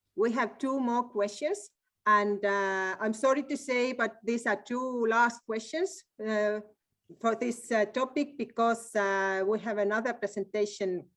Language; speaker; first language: English; non-native, fluent; Estonian